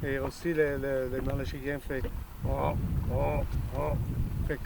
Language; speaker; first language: French; non-native, learner; English